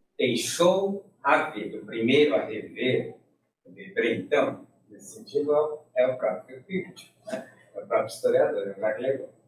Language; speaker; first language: Portuguese; native; Portuguese